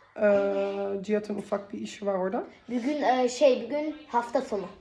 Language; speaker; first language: Turkish; early bilingual, heritage; Turkish